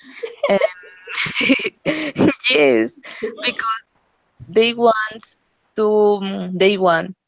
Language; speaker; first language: English; non-native, learner; Spanish